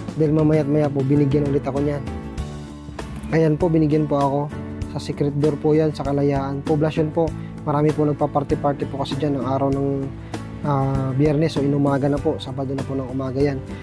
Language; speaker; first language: Filipino; non-native, local second language; Aklanon